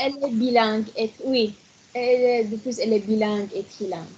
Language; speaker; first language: French; non-native, learner; Arabic